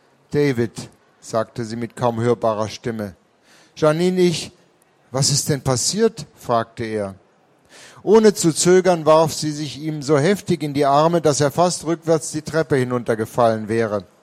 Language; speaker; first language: German; native; German